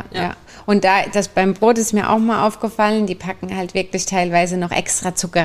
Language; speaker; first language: German; native; German